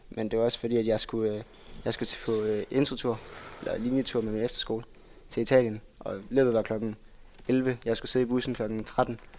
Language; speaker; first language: Danish; native; Danish